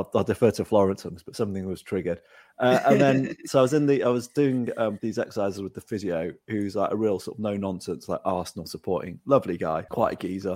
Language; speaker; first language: English; native; English